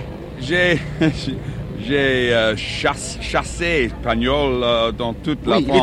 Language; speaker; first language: French; non-native, learner; English